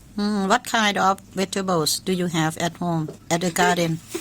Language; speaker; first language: English; non-native, learner; Thai